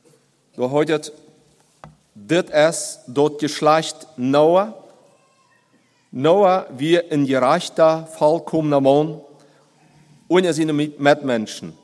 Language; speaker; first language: German; non-native, learner; Plautdietsch